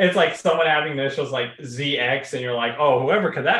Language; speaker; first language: English; native; English